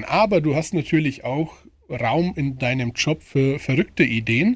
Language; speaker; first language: German; native; German